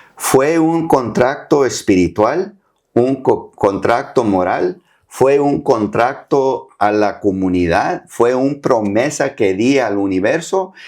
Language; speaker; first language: Spanish; early bilingual, heritage; Spanish